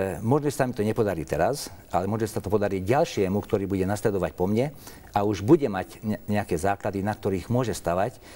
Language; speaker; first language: Slovak; non-native, local second language; Hungarian